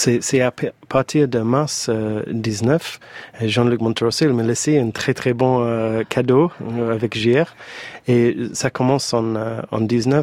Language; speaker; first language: French; non-native, fluent; English